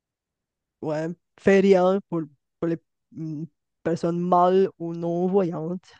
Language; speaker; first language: French; non-native, fluent; Bulgarian